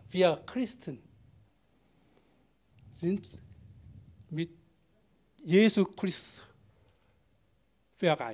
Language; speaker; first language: German; non-native, learner; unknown